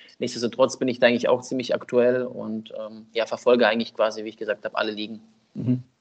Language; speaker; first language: German; early bilingual, other home language; Russian